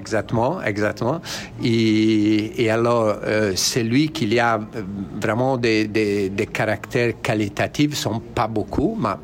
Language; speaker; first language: French; non-native, learner; Italian